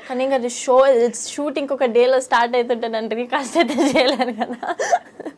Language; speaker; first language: Telugu; early bilingual, heritage; Telugu